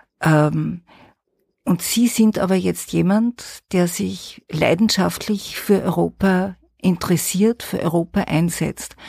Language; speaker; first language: German; native; German